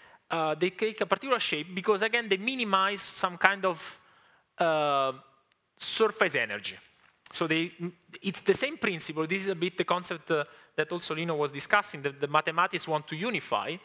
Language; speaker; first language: English; non-native, fluent; Italian